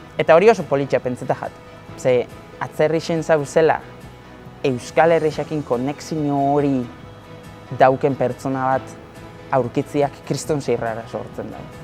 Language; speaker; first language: Basque; native; Basque